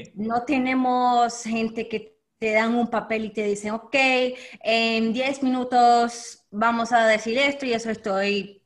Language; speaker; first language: Spanish; early bilingual, heritage; Spanish